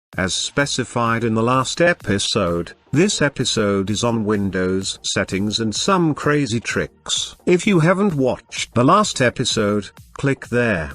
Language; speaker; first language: English; non-native, fluent; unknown